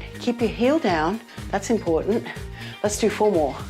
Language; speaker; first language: English; native; English